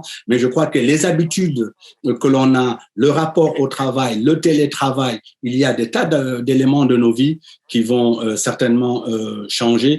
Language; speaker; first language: French; native; French